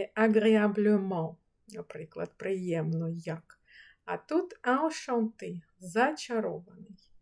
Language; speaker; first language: Ukrainian; native; Ukrainian